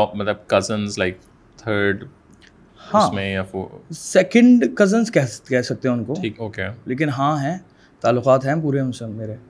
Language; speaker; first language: Urdu; native; Urdu